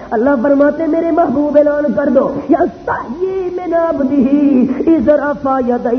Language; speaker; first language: Urdu; non-native, local second language; Punjabi